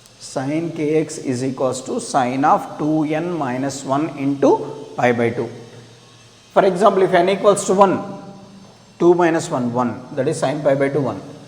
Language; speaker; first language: English; non-native, local second language; Telugu